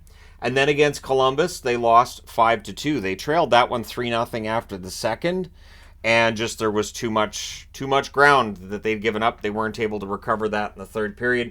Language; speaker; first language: English; native; English